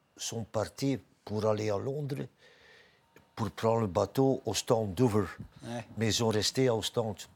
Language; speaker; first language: French; native; French